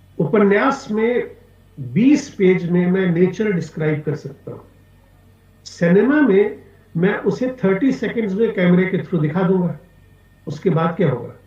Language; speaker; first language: Hindi; non-native, local second language; Punjabi